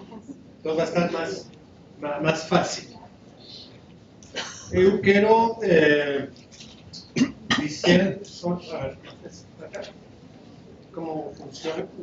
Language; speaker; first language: Portuguese; non-native, learner; Spanish